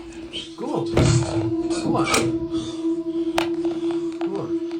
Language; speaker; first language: English; native; English